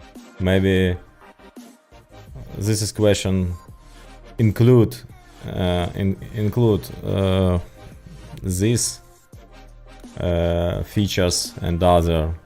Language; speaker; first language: English; non-native, learner; Ukrainian